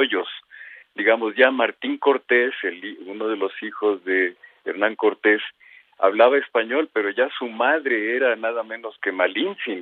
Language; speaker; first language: Spanish; native; Spanish